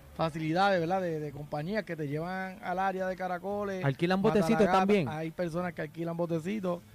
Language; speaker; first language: Spanish; native; Spanish